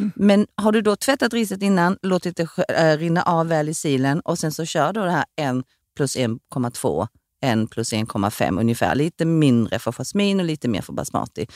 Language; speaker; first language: Swedish; early bilingual, other home language; Korean